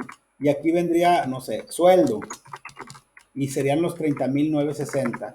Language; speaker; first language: Spanish; native; Spanish